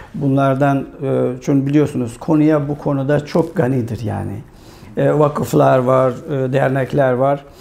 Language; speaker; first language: Turkish; non-native, fluent; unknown